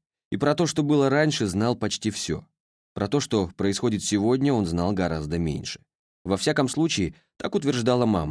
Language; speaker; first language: Russian; native; Russian